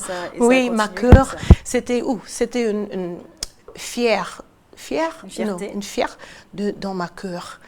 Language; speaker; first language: French; non-native, learner; English